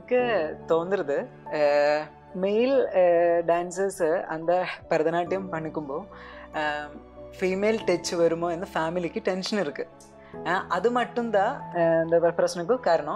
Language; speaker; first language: Tamil; non-native, learner; Malayalam